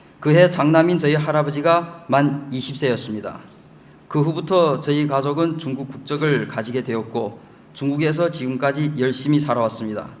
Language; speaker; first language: Korean; early bilingual, heritage; Chinese